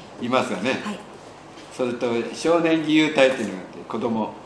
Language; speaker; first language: Japanese; native; Japanese